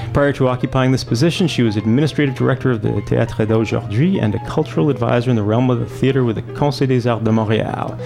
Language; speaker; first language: English; native; English